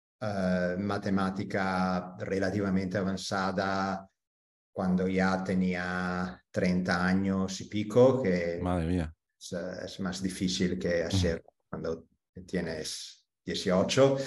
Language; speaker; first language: Spanish; non-native, fluent; Italian